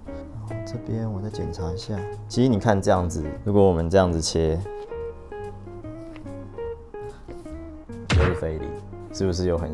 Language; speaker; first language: Chinese; native; Chinese